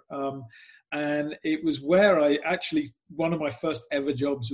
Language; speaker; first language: English; native; English